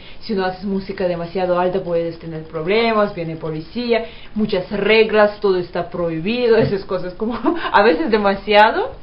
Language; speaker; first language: Spanish; non-native, fluent; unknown